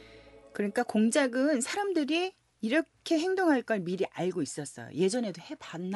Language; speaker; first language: Korean; native; Korean